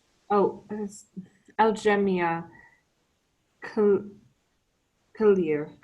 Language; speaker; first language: Arabic; non-native, learner; English